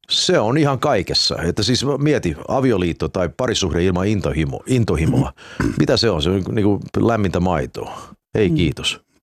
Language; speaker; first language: Finnish; early bilingual, heritage; Finnish